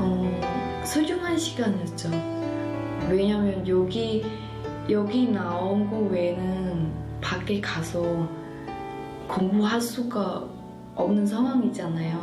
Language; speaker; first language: Korean; non-native, learner; Khmer